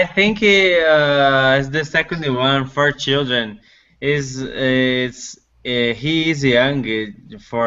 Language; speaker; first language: English; non-native, learner; Portuguese